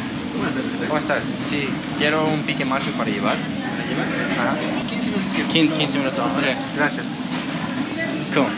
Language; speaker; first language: Spanish; non-native, learner; English